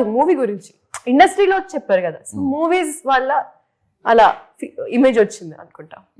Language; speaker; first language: Telugu; non-native, local second language; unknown